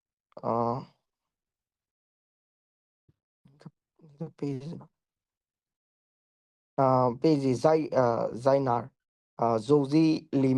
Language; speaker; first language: Chinese; non-native, learner; Bangla